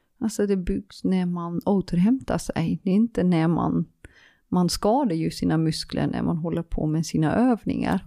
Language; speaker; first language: Swedish; non-native, fluent; Dutch